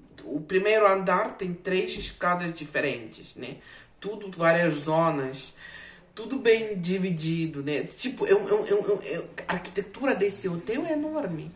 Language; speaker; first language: Portuguese; non-native, fluent; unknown